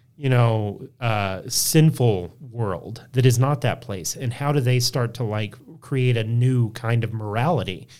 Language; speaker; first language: English; native; English